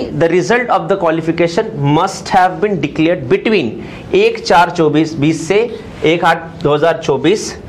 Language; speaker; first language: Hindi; non-native, local second language; Marathi